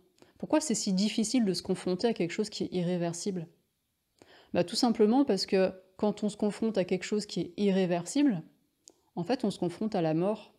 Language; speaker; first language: French; native; French